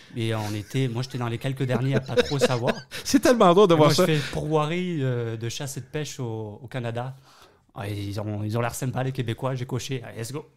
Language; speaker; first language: French; native; French